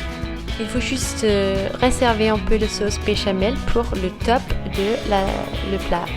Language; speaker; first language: French; non-native, fluent; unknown